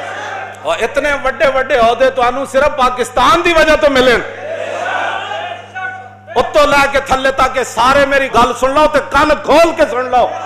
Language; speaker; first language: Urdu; non-native, local second language; Punjabi